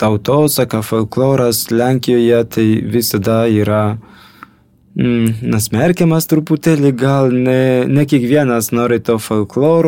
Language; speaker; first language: Lithuanian; non-native, fluent; Polish